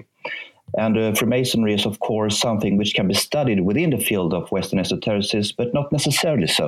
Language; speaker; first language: English; non-native, fluent; Swedish